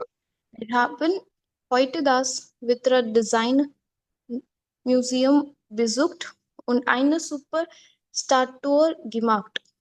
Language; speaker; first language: German; non-native, learner; Hindi